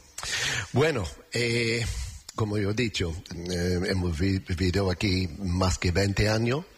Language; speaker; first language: Spanish; non-native, learner; English